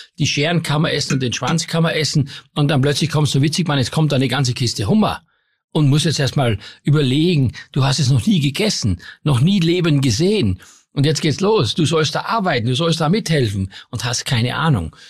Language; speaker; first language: German; native; German